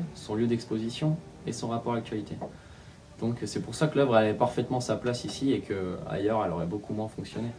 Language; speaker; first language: French; native; French